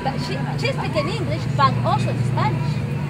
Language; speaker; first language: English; non-native, learner; Spanish